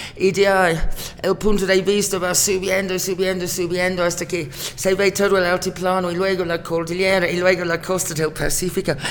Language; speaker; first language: Spanish; non-native, fluent; English